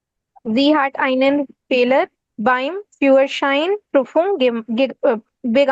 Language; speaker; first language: German; non-native, learner; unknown